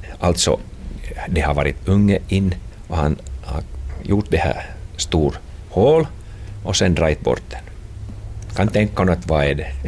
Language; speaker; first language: Swedish; non-native, local second language; Finnish